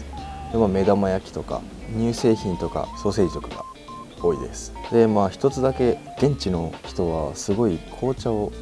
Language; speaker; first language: Japanese; native; Japanese